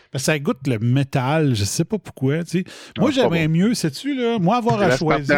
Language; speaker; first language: French; native; French